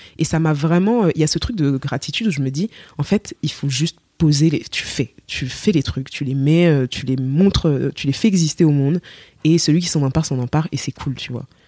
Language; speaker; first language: French; native; French